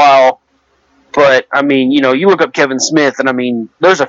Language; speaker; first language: English; native; English